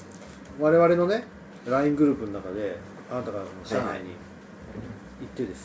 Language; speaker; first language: Japanese; native; Japanese